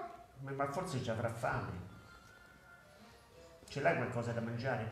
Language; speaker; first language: Italian; native; Italian